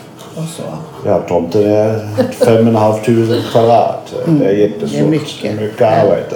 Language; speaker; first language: Swedish; non-native, learner; German